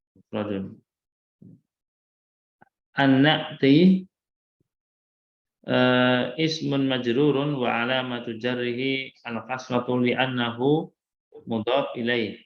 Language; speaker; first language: Arabic; non-native, fluent; Indonesian